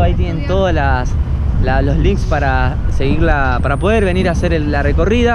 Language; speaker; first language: Spanish; native; Spanish